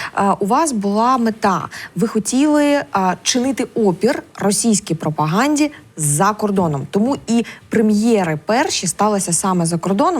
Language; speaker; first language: Ukrainian; native; Ukrainian